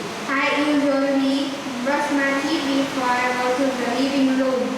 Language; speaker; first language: English; non-native, learner; Vietnamese